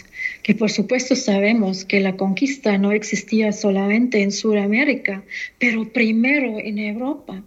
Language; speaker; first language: Spanish; non-native, fluent; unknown